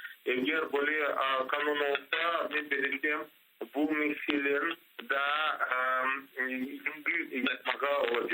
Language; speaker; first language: Turkish; non-native, learner; Crimean Tatar